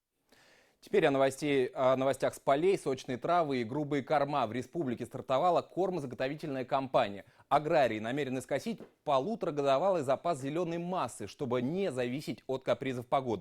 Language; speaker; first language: Russian; native; Russian